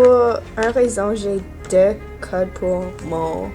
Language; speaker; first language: French; non-native, local second language; English